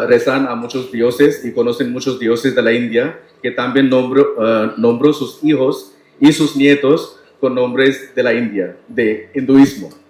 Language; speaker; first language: Spanish; non-native, learner; Tamil